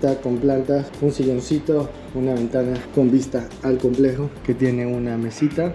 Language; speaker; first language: Spanish; native; Spanish